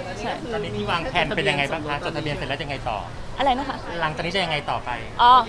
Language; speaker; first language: Thai; native; Thai